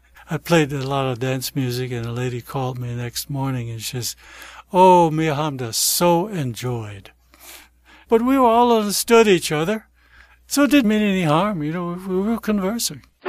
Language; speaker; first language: English; early bilingual, other home language; German